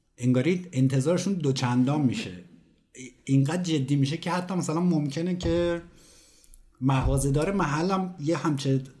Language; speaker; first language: Persian; native; Persian